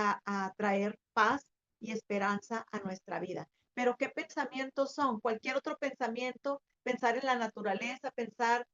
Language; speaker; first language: Spanish; native; Spanish